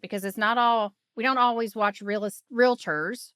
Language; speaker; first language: English; native; English